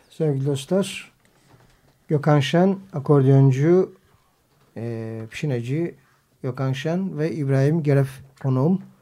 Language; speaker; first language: Turkish; native; Turkish